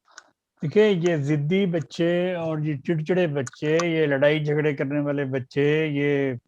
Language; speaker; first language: Urdu; native; Urdu